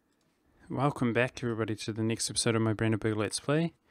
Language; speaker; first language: English; native; English